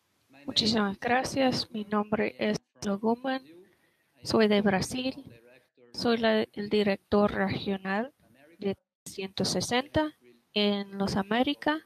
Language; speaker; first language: Spanish; non-native, fluent; Portuguese